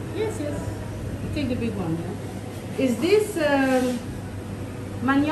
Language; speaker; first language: English; non-native, fluent; French